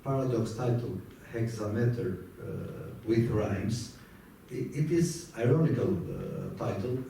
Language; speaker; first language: English; non-native, fluent; Albanian